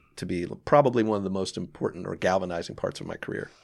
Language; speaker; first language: English; native; English